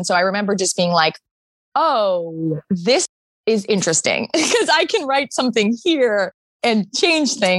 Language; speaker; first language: English; native; English